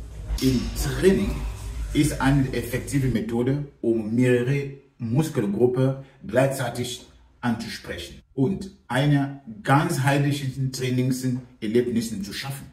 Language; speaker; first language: German; non-native, fluent; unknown